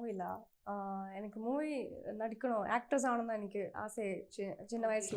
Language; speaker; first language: Tamil; non-native, learner; Malayalam